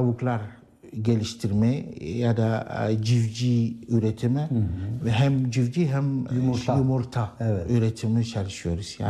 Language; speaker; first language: Turkish; non-native, learner; Arabic